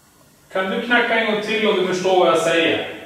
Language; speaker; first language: Swedish; native; Swedish